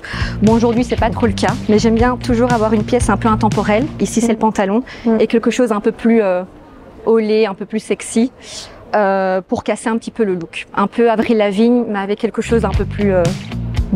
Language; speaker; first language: French; native; French